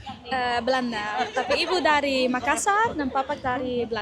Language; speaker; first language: Indonesian; early bilingual, heritage; Indonesian